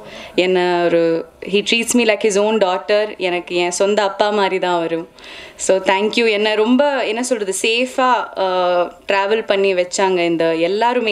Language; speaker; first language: Tamil; non-native, local second language; Malayalam